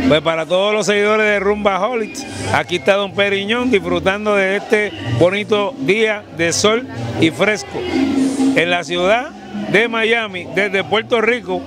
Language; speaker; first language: Spanish; native; Spanish